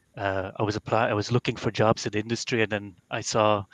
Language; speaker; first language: English; non-native, fluent; Dutch